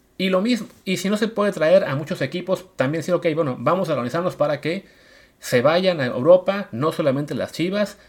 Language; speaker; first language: Spanish; native; Spanish